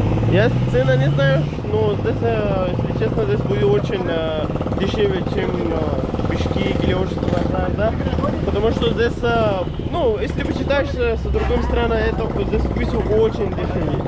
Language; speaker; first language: Russian; non-native, learner; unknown